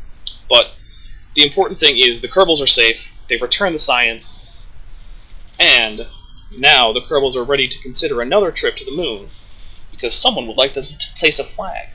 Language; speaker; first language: English; native; English